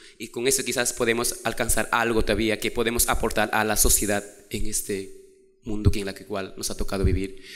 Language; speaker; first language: Spanish; non-native, local second language; Quechua